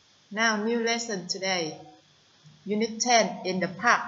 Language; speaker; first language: English; non-native, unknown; Vietnamese